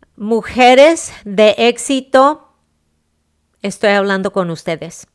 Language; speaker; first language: Spanish; early bilingual, heritage; Spanish